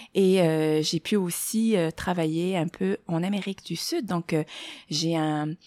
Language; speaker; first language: French; non-native, local second language; Arabic